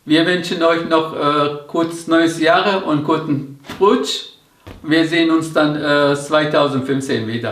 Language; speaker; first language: German; non-native, learner; Turkish